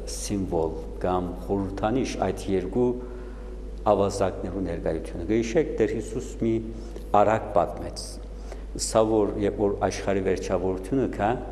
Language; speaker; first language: Armenian; early bilingual, heritage; Armenian